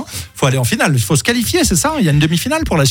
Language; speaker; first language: French; native; French